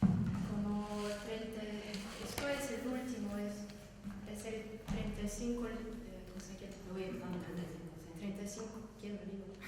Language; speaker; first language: Spanish; non-native, learner; French